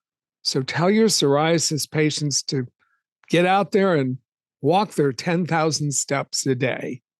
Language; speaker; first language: English; native; English